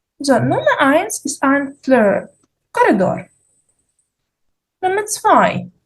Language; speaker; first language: German; non-native, fluent; Ukrainian